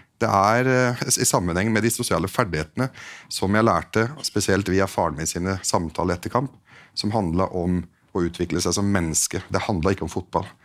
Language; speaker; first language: Norwegian; early bilingual, other home language; Arabic